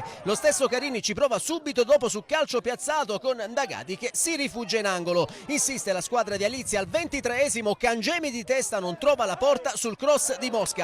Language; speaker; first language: Italian; native; Italian